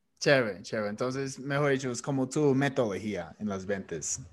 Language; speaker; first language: Spanish; non-native, fluent; English